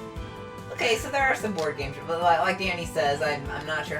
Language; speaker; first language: English; native; English